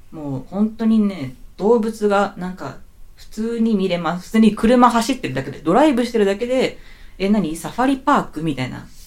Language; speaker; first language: Japanese; native; Japanese